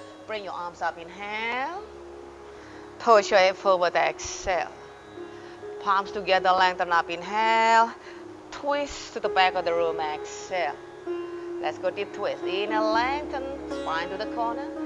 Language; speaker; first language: English; non-native, fluent; Indonesian